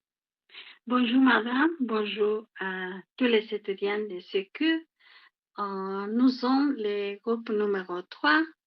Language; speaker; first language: French; non-native, learner; Spanish